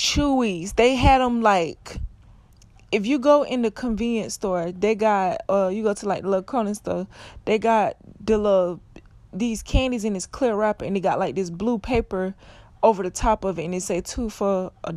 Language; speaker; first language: English; native; English